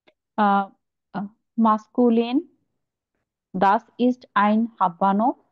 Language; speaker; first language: German; non-native, learner; Bangla